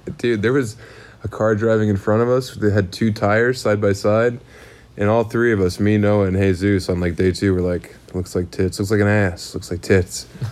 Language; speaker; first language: English; native; English